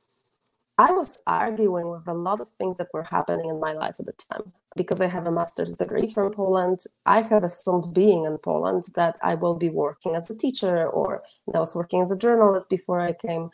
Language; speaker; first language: English; non-native, fluent; Polish